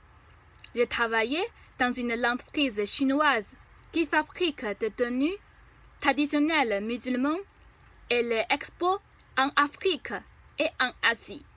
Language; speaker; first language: French; non-native, fluent; Chinese